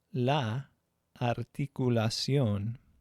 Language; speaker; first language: Spanish; non-native, fluent; English